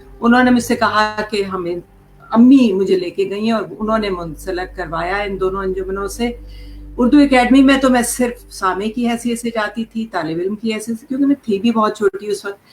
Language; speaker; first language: Urdu; native; Urdu